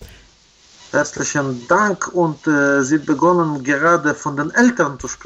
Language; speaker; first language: German; non-native, fluent; Ukrainian